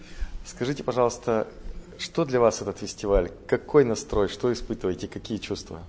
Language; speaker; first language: Russian; native; Russian